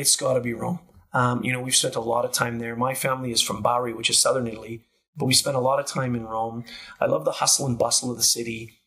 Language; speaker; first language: English; native; English